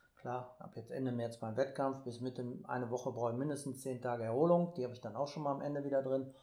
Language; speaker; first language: German; native; German